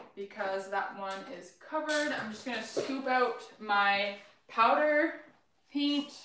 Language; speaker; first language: English; native; English